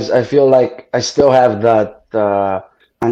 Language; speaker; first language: English; non-native, fluent; Italian